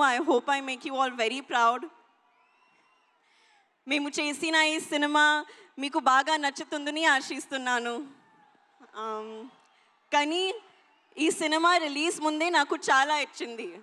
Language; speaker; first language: Telugu; non-native, learner; Hindi